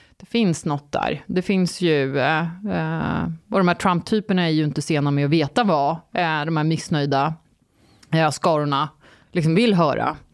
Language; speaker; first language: Swedish; early bilingual, other home language; Turkish